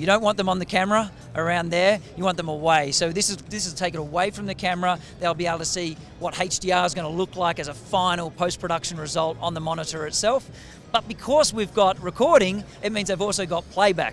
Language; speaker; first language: English; native; English